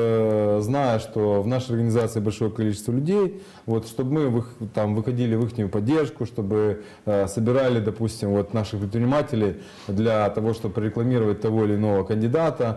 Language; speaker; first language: Russian; native; Russian